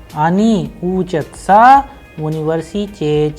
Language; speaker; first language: Russian; non-native, fluent; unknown